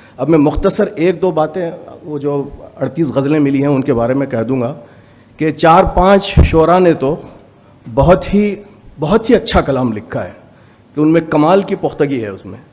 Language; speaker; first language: Urdu; native; Urdu